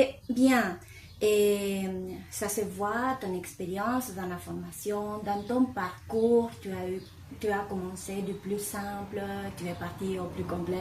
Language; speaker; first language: French; non-native, fluent; Spanish